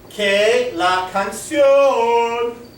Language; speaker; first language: Spanish; non-native, fluent; English